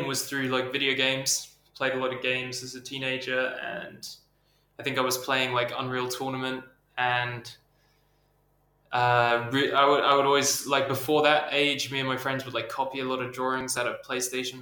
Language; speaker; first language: English; native; English